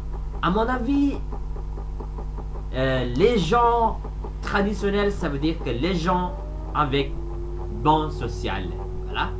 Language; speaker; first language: French; non-native, learner; Sasak